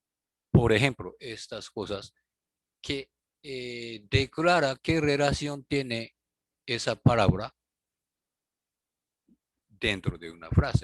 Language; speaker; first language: Spanish; non-native, learner; Japanese